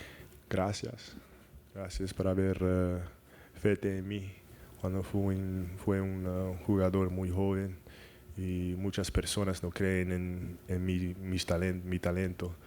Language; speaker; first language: Spanish; non-native, learner; English